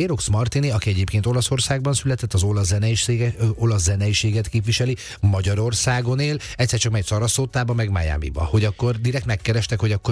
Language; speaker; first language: Hungarian; native; Hungarian